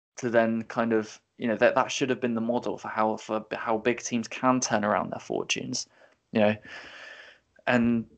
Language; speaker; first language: English; native; English